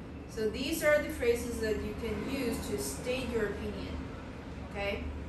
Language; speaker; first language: English; non-native, fluent; Chinese